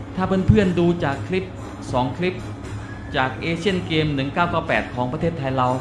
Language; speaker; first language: Thai; non-native, local second language; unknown